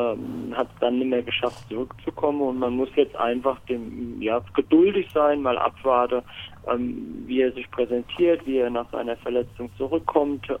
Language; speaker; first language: German; native; German